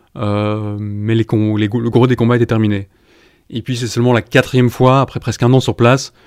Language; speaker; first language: French; native; French